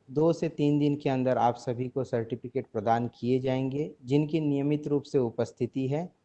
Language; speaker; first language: Hindi; non-native, local second language; Gujarati